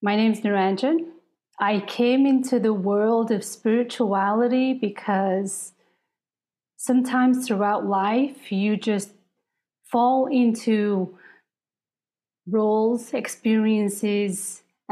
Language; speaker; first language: English; native; English